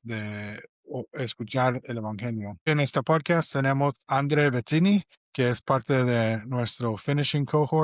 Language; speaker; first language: Spanish; non-native, fluent; English